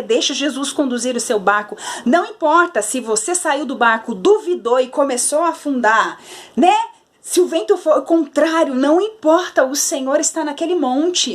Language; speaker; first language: Portuguese; native; Portuguese